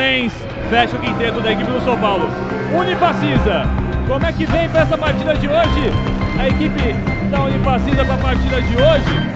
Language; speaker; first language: Portuguese; native; Portuguese